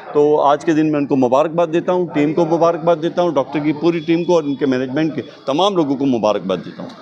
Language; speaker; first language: Hindi; non-native, local second language; Gujarati